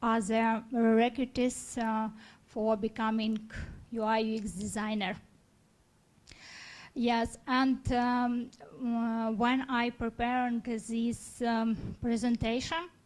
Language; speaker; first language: English; non-native, learner; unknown